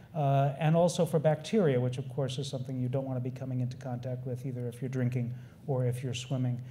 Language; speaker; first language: English; native; English